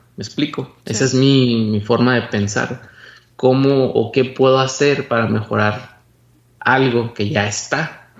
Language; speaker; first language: Spanish; native; Spanish